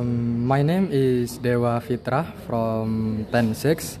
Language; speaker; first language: English; non-native, learner; Indonesian